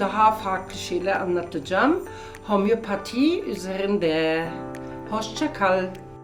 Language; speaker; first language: Turkish; non-native, learner; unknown